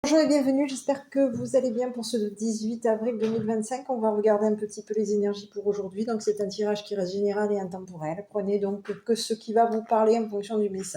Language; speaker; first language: French; native; French